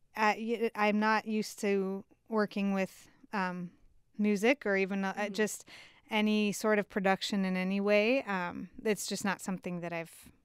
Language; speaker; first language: English; native; English